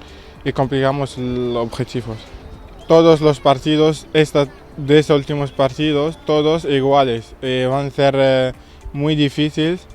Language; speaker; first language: Spanish; non-native, learner; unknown